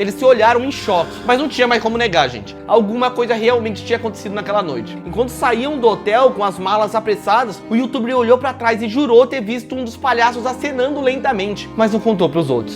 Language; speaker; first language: Portuguese; native; Portuguese